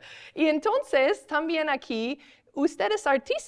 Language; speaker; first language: Spanish; non-native, learner; English